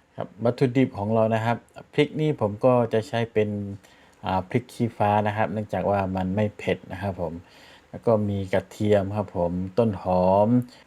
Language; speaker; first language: Thai; non-native, local second language; Malay